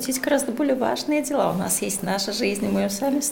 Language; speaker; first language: Russian; native; Russian